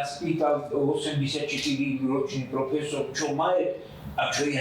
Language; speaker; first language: Slovak; non-native, learner; Russian